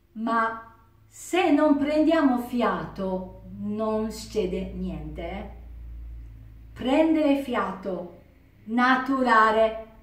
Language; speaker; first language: Italian; non-native, learner; Japanese